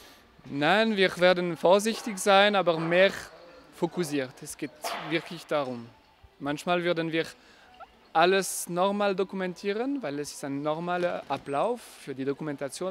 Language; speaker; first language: German; non-native, fluent; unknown